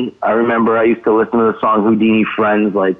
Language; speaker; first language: English; native; English